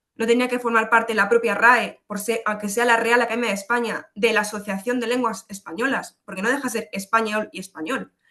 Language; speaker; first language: Spanish; early bilingual, other home language; Polish